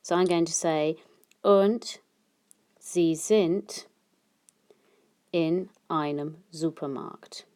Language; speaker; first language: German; non-native, fluent; English